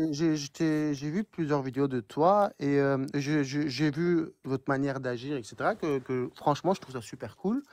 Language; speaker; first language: French; non-native, fluent; Turkish